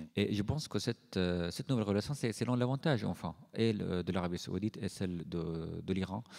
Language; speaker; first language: French; non-native, fluent; Arabic